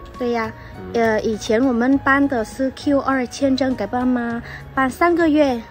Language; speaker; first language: Chinese; non-native, fluent; Vietnamese